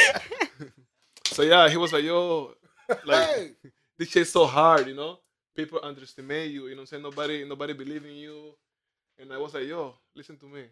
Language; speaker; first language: English; non-native, fluent; Spanish